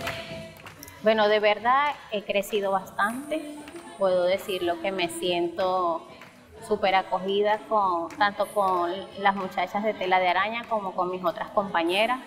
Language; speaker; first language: Spanish; native; Spanish